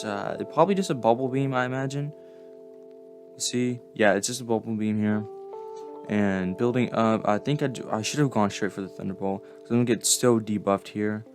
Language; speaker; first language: English; native; English